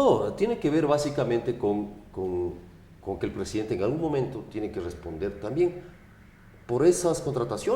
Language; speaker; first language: Spanish; native; Spanish